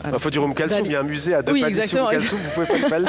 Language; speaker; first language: French; native; French